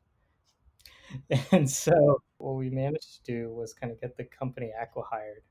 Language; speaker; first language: English; native; English